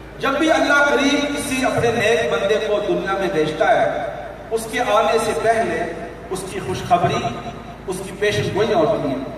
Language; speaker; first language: Urdu; early bilingual, heritage; English